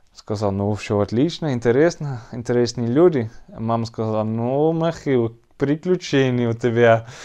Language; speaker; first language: Russian; non-native, learner; Dutch